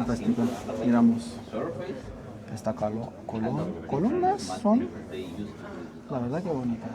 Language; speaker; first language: Spanish; non-native, learner; Turkish